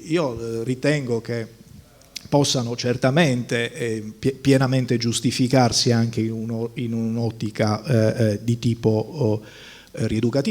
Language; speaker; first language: Italian; native; Italian